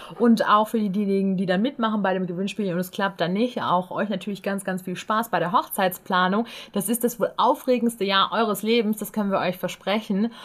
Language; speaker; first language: German; native; German